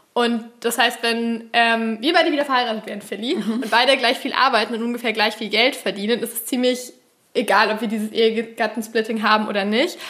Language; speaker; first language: German; native; German